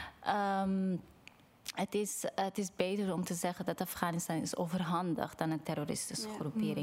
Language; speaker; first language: Dutch; non-native, fluent; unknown